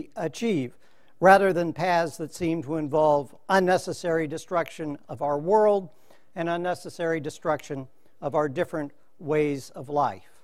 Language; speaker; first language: English; native; English